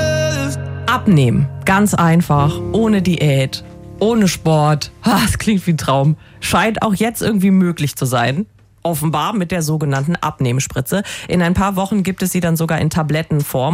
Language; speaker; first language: German; native; German